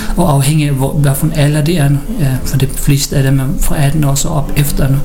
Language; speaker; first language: Danish; early bilingual, other home language; Filipino